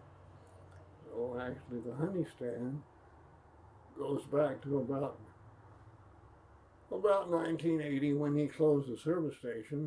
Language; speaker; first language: English; native; English